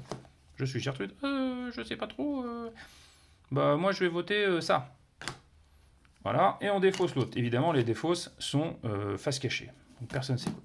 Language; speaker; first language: French; native; French